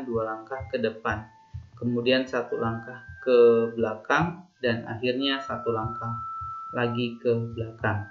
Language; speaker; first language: Indonesian; native; Indonesian